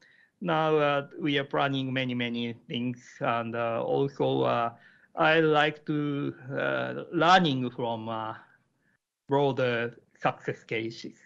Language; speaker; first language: English; non-native, learner; Japanese